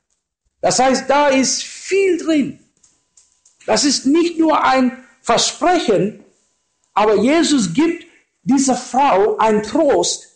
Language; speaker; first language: German; non-native, learner; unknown